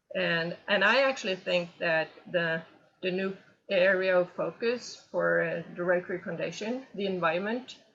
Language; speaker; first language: English; non-native, fluent; Norwegian